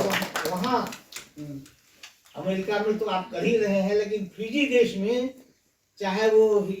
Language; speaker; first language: Hindi; native; Hindi